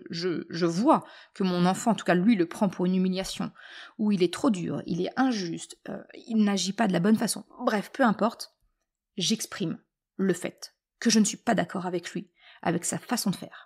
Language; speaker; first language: French; native; French